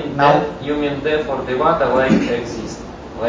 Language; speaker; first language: English; non-native, learner; Russian